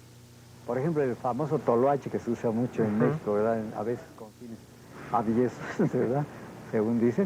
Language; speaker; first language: Spanish; native; Spanish